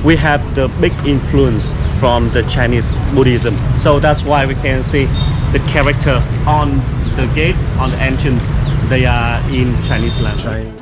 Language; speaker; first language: English; non-native, fluent; Vietnamese